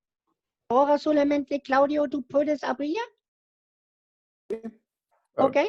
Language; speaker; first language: Spanish; non-native, fluent; German